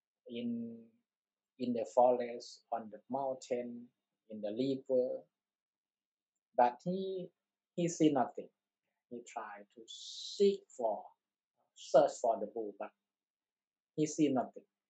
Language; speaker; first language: English; non-native, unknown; Thai